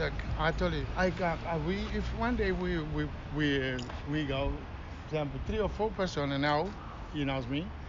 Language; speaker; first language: English; non-native, learner; Kabuverdianu